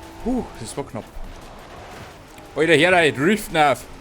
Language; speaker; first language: German; native; German